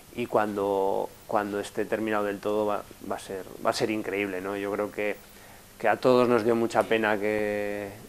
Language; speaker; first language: Spanish; native; Spanish